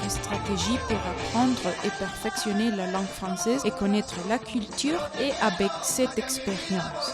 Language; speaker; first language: French; non-native, learner; Spanish